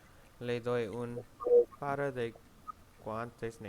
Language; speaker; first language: Spanish; non-native, learner; English